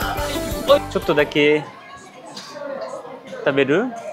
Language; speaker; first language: Japanese; non-native, fluent; French